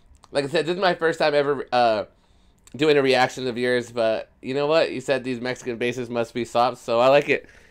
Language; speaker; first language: English; early bilingual, other home language; Spanish